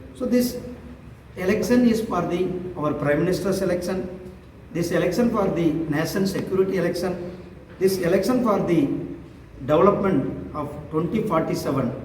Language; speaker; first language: English; non-native, local second language; Tamil